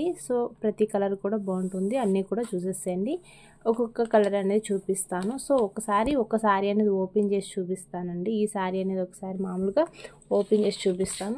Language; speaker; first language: Telugu; native; Telugu